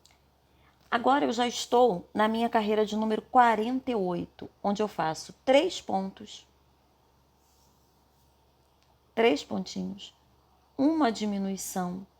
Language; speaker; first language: Portuguese; native; Portuguese